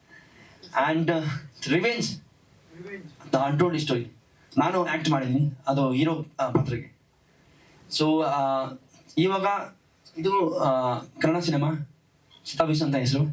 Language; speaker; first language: Kannada; non-native, learner; Hindi